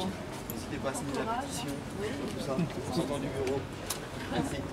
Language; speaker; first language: French; native; French